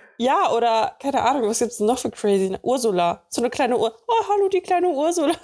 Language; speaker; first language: German; early bilingual, other home language; Russian